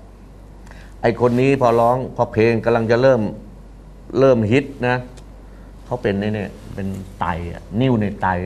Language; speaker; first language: Thai; native; Thai